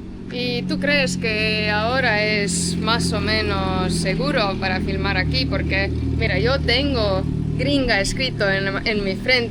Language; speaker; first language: Spanish; non-native, fluent; Estonian